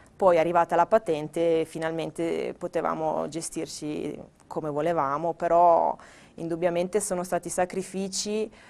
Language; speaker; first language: Italian; native; Italian